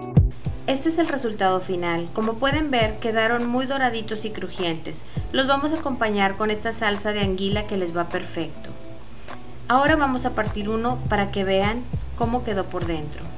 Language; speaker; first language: Spanish; native; Spanish